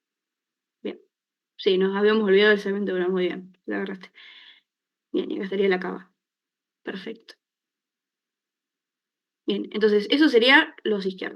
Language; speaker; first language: Spanish; native; Spanish